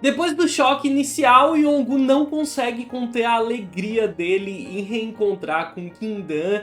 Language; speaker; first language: Portuguese; native; Portuguese